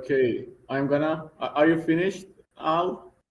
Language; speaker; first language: English; non-native, fluent; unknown